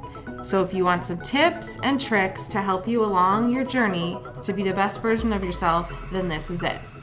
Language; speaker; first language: English; native; English